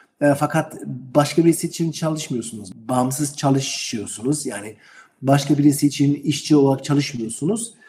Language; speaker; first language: Turkish; non-native, learner; German